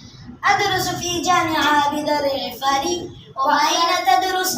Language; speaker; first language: Arabic; non-native, learner; Urdu